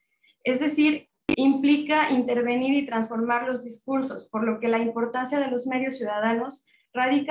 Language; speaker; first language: Spanish; native; Spanish